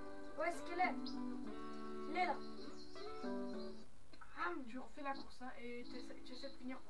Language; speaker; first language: French; native; French